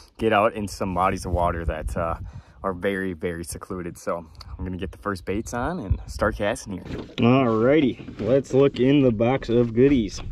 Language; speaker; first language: English; native; English